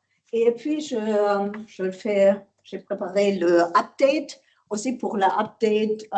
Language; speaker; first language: French; non-native, learner; German